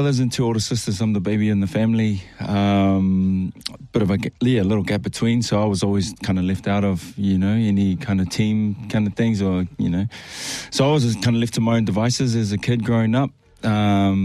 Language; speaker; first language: English; native; English